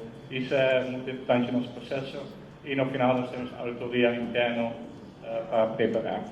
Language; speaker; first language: Portuguese; non-native, fluent; Dutch